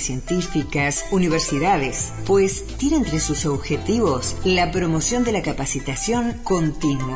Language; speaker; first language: Spanish; native; Spanish